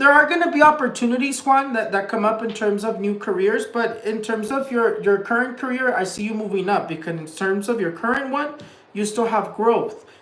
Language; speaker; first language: English; early bilingual, other home language; Spanish